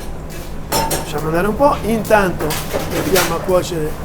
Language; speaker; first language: Italian; native; Italian